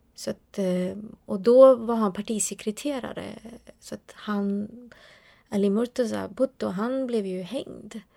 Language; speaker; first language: Swedish; early bilingual, other home language; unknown